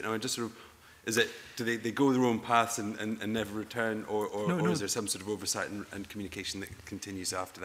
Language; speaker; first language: English; native; English